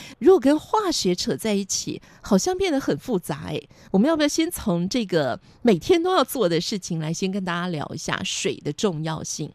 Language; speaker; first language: Chinese; native; Chinese